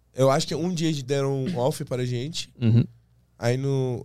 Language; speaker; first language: Portuguese; non-native, fluent; Persian